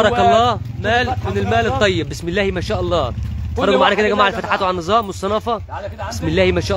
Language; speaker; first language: Arabic; native; Arabic